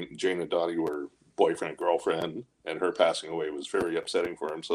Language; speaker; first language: English; native; English